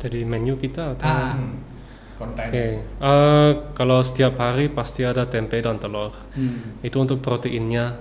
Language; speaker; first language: Indonesian; early bilingual, other home language; English